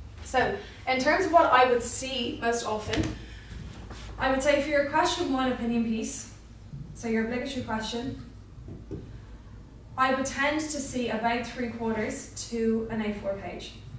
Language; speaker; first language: English; native; English